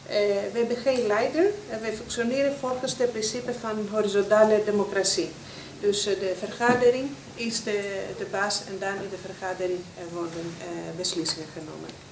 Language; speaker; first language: Dutch; non-native, fluent; Greek